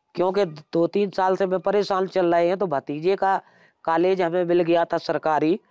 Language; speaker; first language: Hindi; native; Hindi